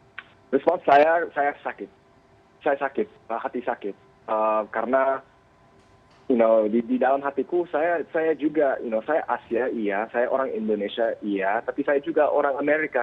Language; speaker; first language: Indonesian; early bilingual, heritage; Indonesian